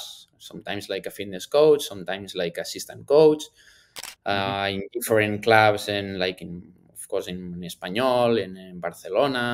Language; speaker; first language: English; non-native, learner; Spanish